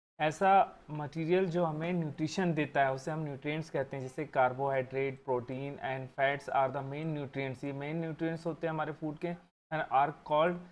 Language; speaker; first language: Hindi; native; Hindi